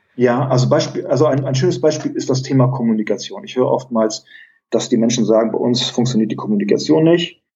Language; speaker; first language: German; early bilingual, other home language; Greek